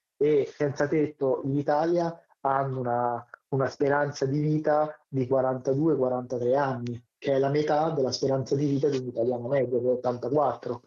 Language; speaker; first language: Italian; native; Italian